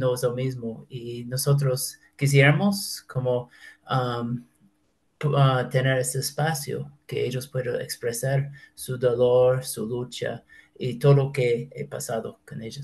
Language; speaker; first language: Spanish; non-native, fluent; English